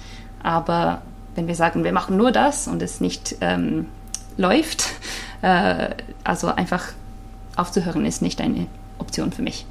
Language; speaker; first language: German; non-native, fluent; Japanese